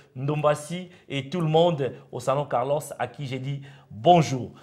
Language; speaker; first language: French; non-native, local second language; Lingala